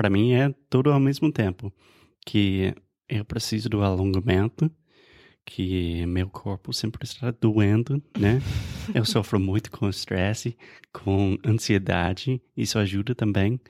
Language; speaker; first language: Portuguese; non-native, fluent; English